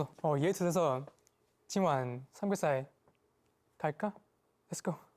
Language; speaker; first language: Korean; non-native, fluent; Chinese